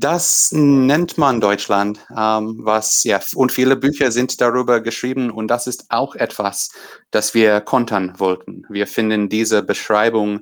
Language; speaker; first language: German; non-native, fluent; English